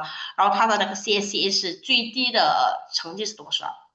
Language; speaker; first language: Chinese; non-native, fluent; Indonesian